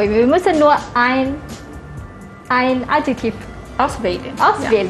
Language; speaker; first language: German; non-native, fluent; Malay